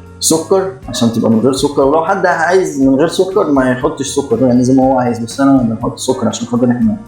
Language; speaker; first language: Arabic; native; Arabic